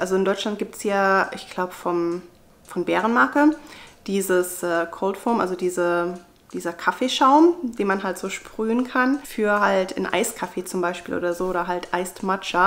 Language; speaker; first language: German; native; German